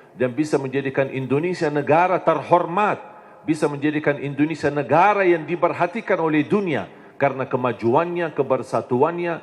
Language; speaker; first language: Indonesian; non-native, fluent; Arabic